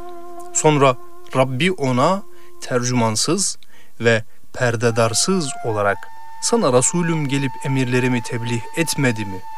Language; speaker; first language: Turkish; native; Turkish